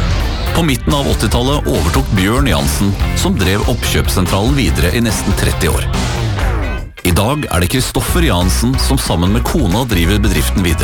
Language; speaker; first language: Norwegian; native; Norwegian